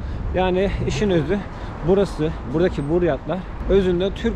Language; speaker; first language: Turkish; native; Turkish